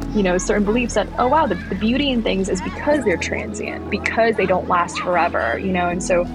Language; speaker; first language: English; early bilingual, other home language; Thai